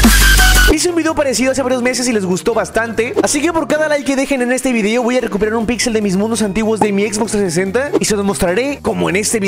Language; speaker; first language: Spanish; native; Spanish